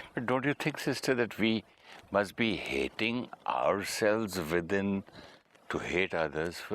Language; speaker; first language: English; non-native, local second language; Hindi